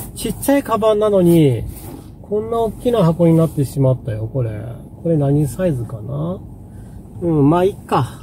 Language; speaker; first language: Japanese; native; Japanese